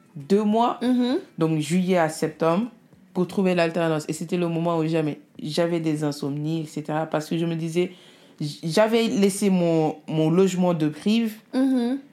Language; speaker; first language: French; non-native, local second language; Wolof